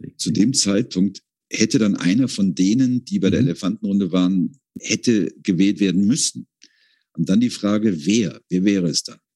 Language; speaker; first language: German; native; German